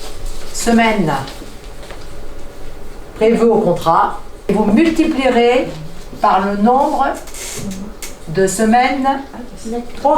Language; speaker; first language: French; native; French